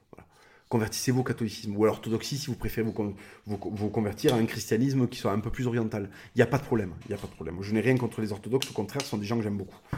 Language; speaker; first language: French; native; French